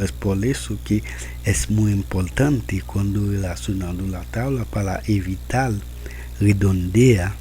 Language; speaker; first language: Spanish; non-native, learner; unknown